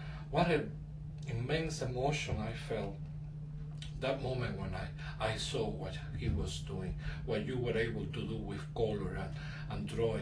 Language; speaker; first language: English; non-native, fluent; Spanish